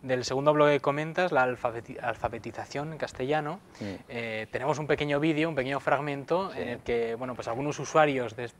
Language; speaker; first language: Spanish; native; Spanish